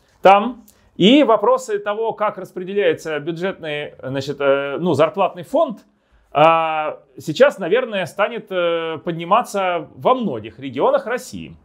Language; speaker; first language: Russian; native; Russian